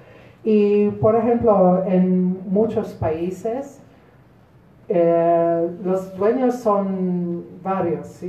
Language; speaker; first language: Spanish; non-native, fluent; Polish